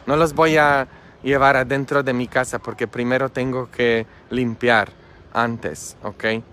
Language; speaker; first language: Spanish; non-native, fluent; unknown